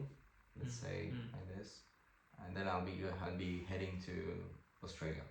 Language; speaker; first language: English; non-native, fluent; French